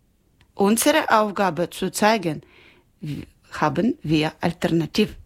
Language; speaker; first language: German; non-native, learner; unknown